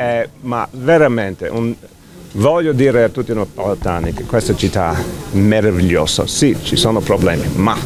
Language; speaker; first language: Italian; non-native, fluent; English